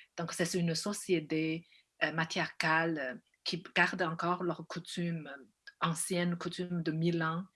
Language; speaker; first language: French; non-native, fluent; Chinese